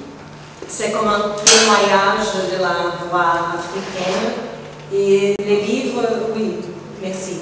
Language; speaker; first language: French; non-native, fluent; Portuguese